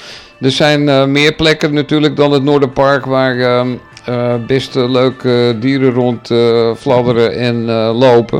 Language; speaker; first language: Dutch; native; Dutch